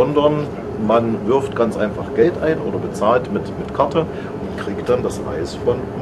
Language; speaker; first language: German; native; German